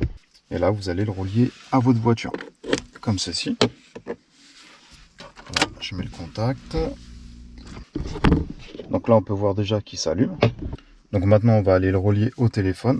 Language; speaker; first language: French; native; French